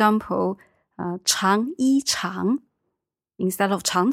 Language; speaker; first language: English; non-native, fluent; Chinese